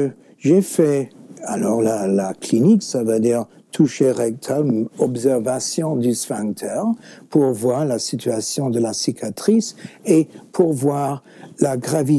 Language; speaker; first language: French; non-native, fluent; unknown